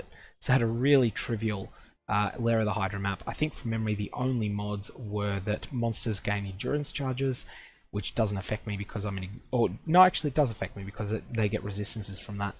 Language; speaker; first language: English; native; English